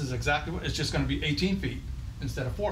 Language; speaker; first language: English; native; English